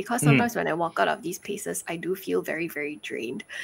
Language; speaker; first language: English; early bilingual, other home language; Chinese